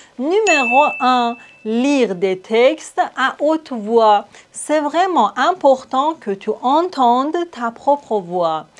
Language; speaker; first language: French; non-native, fluent; Persian